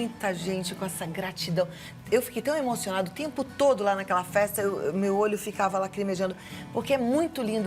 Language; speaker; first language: Portuguese; native; Portuguese